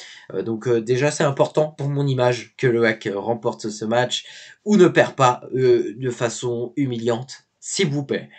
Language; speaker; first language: French; native; French